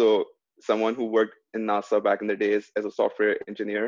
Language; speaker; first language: English; non-native, local second language; Urdu